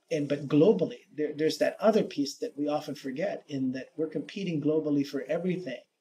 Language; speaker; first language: English; native; English